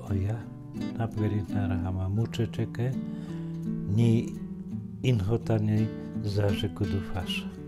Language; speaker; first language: Kinyarwanda; non-native, fluent; Polish